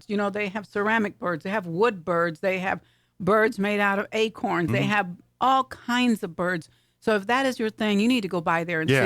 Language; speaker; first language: English; native; English